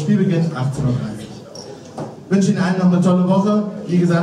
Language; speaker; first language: German; native; German